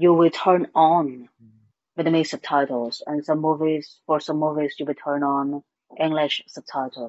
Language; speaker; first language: English; non-native, fluent; Vietnamese